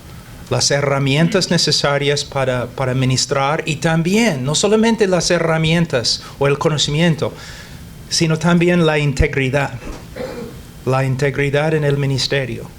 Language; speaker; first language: Spanish; non-native, fluent; English